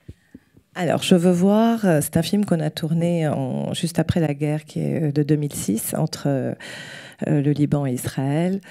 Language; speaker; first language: French; non-native, local second language; Arabic